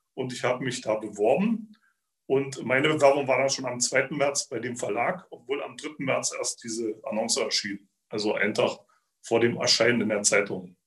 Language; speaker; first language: German; native; German